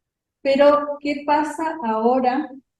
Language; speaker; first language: Spanish; native; Spanish